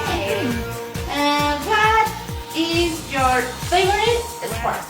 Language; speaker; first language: English; non-native, learner; Spanish